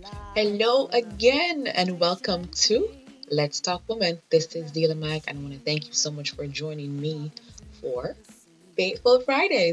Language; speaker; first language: English; native; English